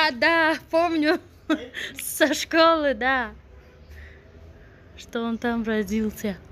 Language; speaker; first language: Russian; non-native, local second language; Tajik